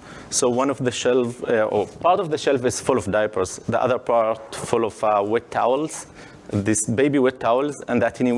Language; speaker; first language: English; non-native, fluent; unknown